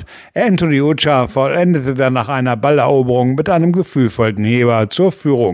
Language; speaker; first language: German; native; German